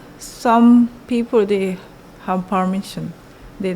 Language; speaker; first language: English; non-native, learner; Japanese